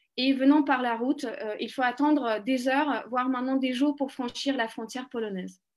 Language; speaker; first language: French; non-native, fluent; Ukrainian